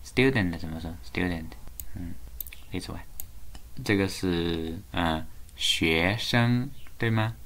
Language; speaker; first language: Chinese; native; Chinese